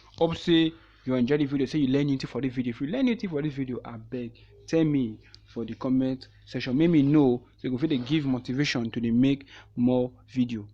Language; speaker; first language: Nigerian Pidgin; non-native, local second language; Yoruba